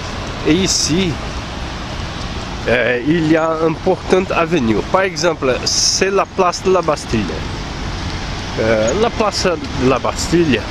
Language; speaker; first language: French; non-native, learner; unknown